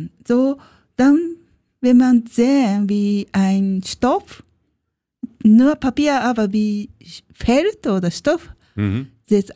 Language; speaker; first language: German; non-native, learner; Japanese